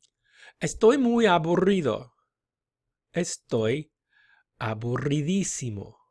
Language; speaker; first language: Spanish; non-native, fluent; English